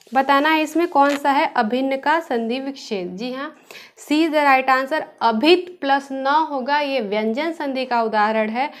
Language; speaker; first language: Hindi; native; Hindi